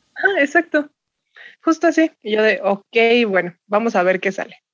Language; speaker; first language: Spanish; native; Spanish